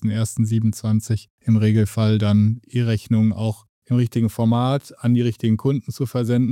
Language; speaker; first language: German; native; German